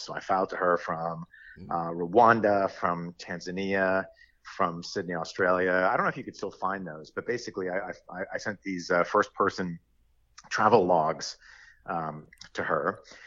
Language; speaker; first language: English; early bilingual, other home language; French